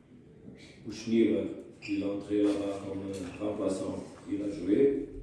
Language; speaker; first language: French; non-native, fluent; Portuguese